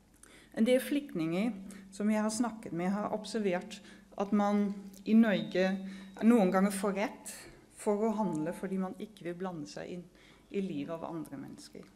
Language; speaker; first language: Norwegian; non-native, fluent; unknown